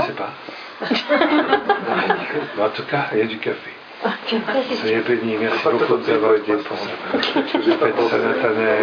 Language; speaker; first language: French; native; French